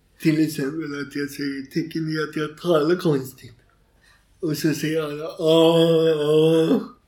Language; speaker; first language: Swedish; native; Swedish